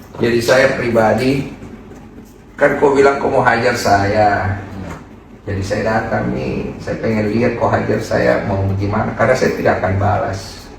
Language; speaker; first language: Indonesian; native; Indonesian